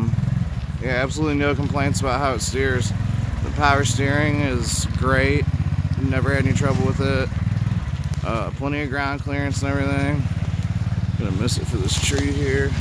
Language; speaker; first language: English; native; English